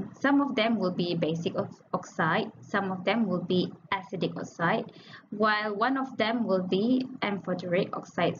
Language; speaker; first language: English; non-native, local second language; Malay